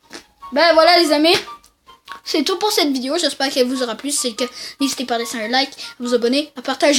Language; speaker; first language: French; native; French